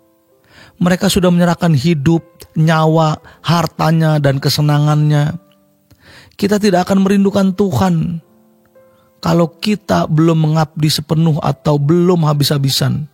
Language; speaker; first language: Indonesian; native; Indonesian